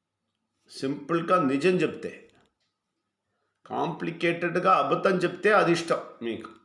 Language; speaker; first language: Telugu; non-native, fluent; Malayalam